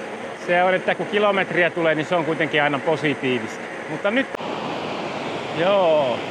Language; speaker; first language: Finnish; native; Finnish